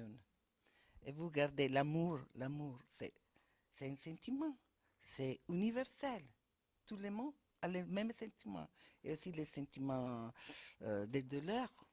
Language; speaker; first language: French; non-native, fluent; Italian